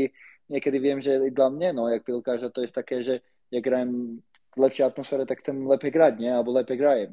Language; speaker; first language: Polish; non-native, learner; Slovak